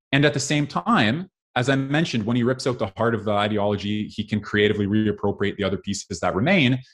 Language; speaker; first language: English; native; English